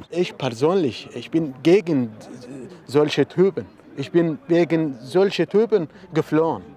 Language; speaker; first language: German; non-native, learner; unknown